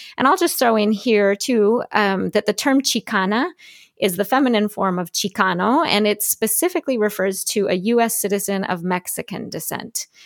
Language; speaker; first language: English; native; English